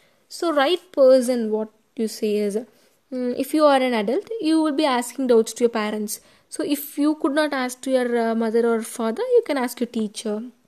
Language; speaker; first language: English; non-native, local second language; Tamil